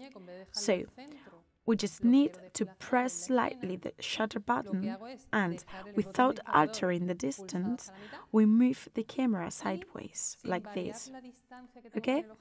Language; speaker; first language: English; non-native, fluent; Spanish